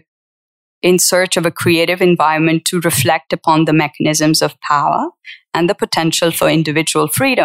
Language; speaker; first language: English; non-native, local second language; Urdu